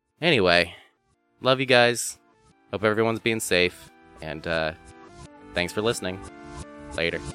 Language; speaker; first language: English; native; English